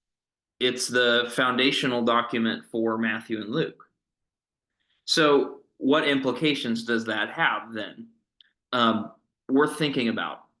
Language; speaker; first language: English; native; English